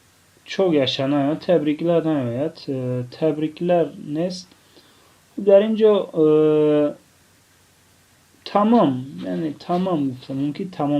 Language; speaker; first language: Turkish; non-native, fluent; Tajik